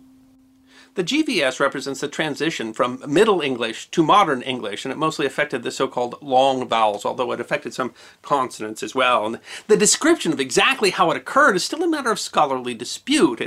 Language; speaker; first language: English; native; English